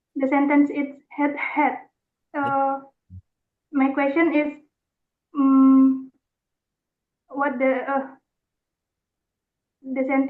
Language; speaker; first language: English; non-native, learner; Indonesian